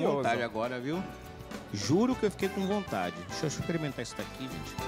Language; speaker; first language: Portuguese; native; Portuguese